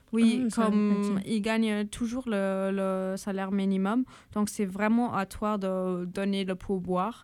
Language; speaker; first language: French; non-native, fluent; German